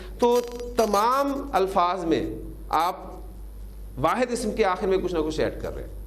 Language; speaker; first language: Urdu; native; Urdu